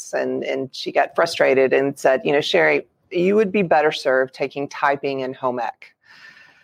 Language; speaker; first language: English; native; English